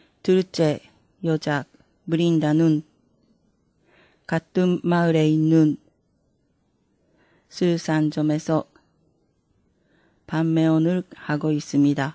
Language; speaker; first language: Korean; non-native, fluent; Japanese